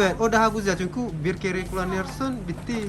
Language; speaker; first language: Turkish; non-native, learner; Indonesian